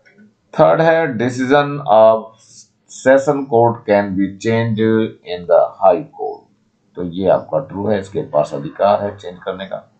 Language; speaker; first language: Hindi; native; Hindi